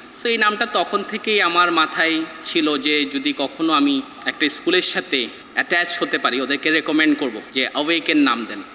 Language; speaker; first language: Bangla; native; Bangla